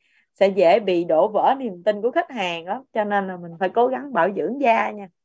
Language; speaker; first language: Vietnamese; native; Vietnamese